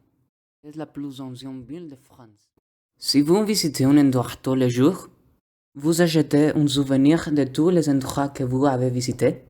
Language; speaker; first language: French; non-native, learner; Spanish